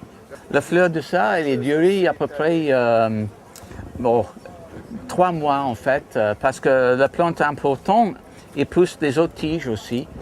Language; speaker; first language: French; non-native, fluent; English